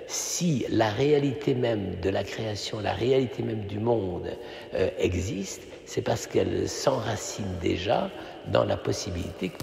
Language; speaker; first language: French; native; French